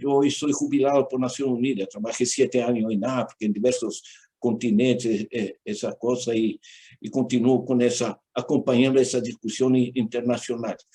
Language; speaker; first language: Spanish; non-native, fluent; Portuguese